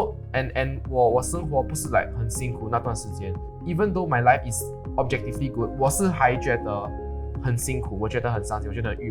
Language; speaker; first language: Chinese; non-native, local second language; English